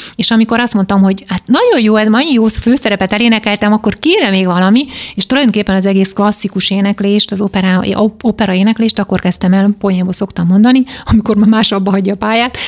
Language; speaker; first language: Hungarian; native; Hungarian